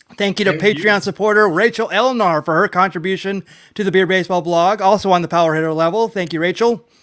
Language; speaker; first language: English; native; English